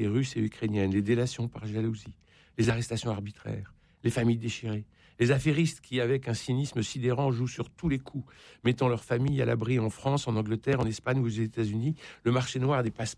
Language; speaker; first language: French; native; French